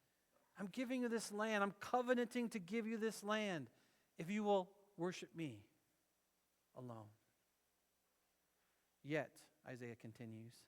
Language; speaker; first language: English; native; English